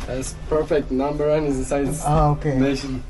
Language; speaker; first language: English; non-native, learner; Turkish